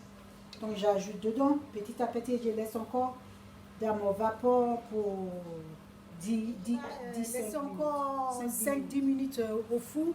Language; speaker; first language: French; non-native, learner; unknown